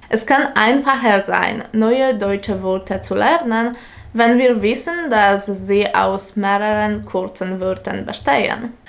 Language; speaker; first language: German; non-native, fluent; Polish